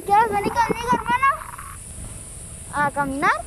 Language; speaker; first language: Spanish; native; Spanish